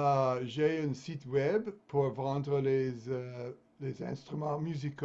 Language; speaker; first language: French; non-native, fluent; English